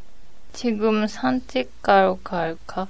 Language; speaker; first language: Korean; non-native, learner; Japanese